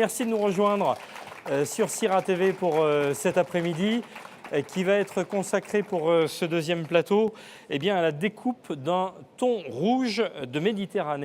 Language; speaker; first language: French; native; French